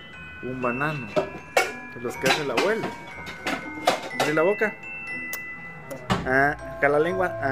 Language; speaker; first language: Spanish; native; Spanish